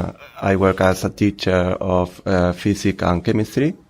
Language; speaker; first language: English; non-native, learner; Spanish